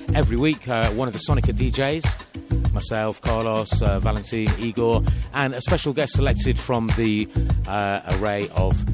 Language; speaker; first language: English; native; English